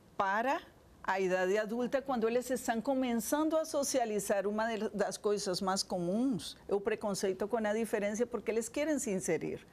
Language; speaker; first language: Portuguese; non-native, fluent; Spanish